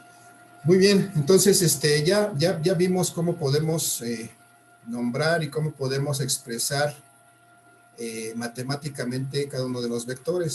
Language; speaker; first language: Spanish; native; Spanish